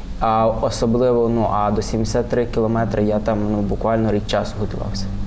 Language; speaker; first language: Ukrainian; native; Ukrainian